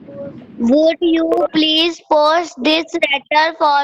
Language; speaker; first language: English; non-native, learner; Hindi